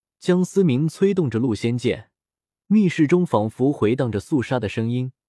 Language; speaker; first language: Chinese; native; Chinese